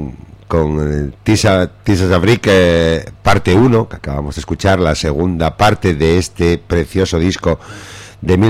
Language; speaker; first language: Spanish; native; Spanish